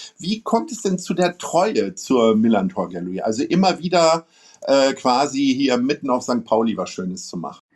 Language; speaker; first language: German; native; German